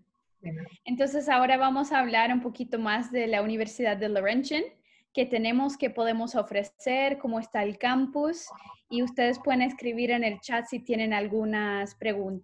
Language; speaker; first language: Spanish; non-native, fluent; English